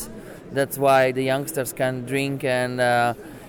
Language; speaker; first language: English; non-native, learner; Latvian